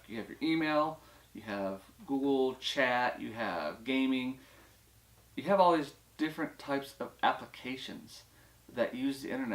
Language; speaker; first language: English; native; English